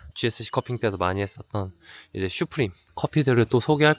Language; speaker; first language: Korean; native; Korean